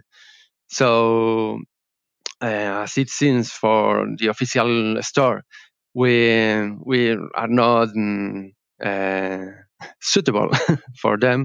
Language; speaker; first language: English; non-native, learner; Spanish